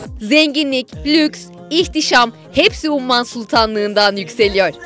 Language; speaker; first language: Turkish; native; Turkish